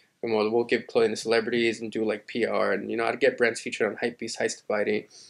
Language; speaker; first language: English; early bilingual, other home language; Spanish